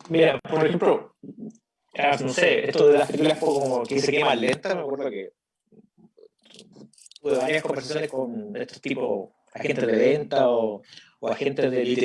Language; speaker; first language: Spanish; native; Spanish